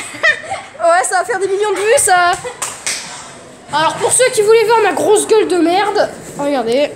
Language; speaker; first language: French; native; French